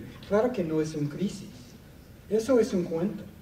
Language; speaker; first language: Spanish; non-native, fluent; English